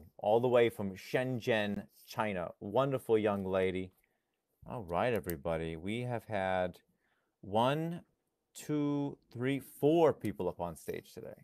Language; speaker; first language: English; non-native, fluent; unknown